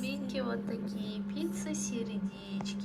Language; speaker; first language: Russian; non-native, fluent; Tajik